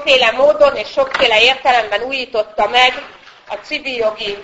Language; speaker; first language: Hungarian; native; Hungarian